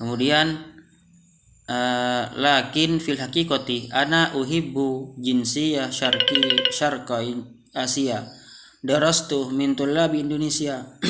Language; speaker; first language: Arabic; non-native, learner; Indonesian